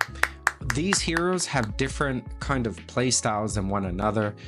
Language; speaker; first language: English; native; English